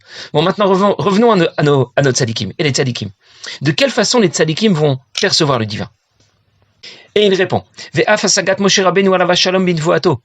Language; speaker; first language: French; native; French